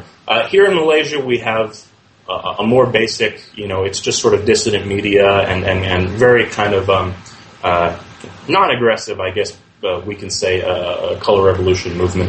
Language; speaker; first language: English; native; English